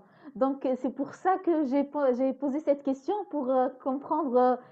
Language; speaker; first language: French; non-native, fluent; Spanish